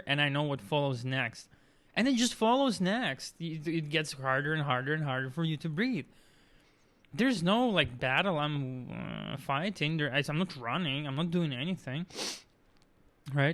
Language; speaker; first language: English; non-native, fluent; Russian